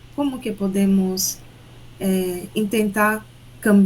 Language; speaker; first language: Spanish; non-native, learner; Portuguese